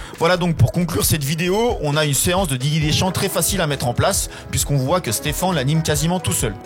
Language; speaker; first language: French; native; French